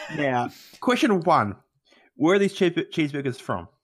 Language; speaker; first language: English; native; English